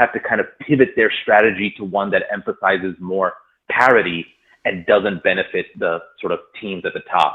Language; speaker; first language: English; native; English